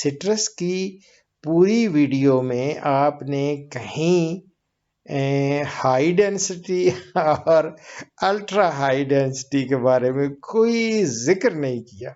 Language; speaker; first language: Urdu; native; Urdu